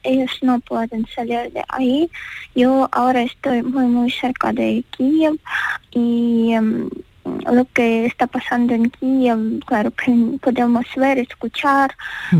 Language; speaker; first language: Spanish; non-native, learner; Ukrainian